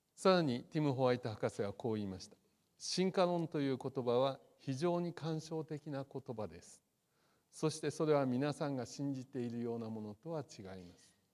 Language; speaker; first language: Japanese; native; Japanese